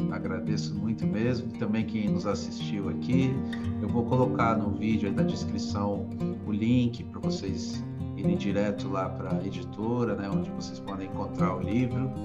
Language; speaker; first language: Portuguese; native; Portuguese